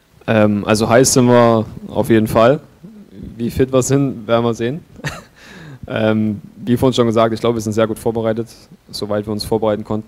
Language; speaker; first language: German; native; German